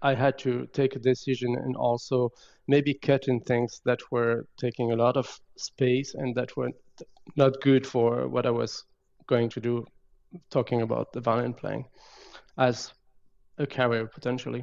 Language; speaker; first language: English; non-native, fluent; French